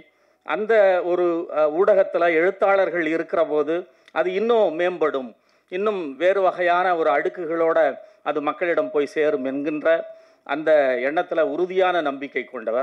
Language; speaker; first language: Tamil; native; Tamil